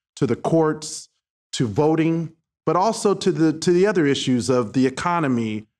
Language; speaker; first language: English; native; English